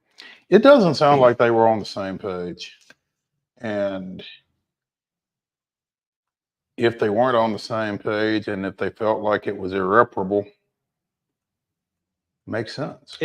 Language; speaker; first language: English; native; English